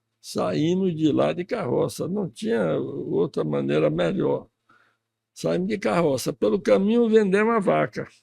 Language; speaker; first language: Portuguese; early bilingual, other home language; Russian